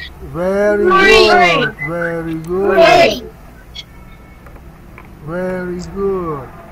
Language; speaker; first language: English; non-native, learner; Vietnamese